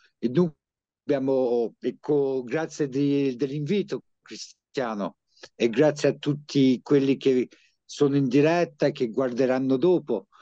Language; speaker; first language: Italian; early bilingual, heritage; French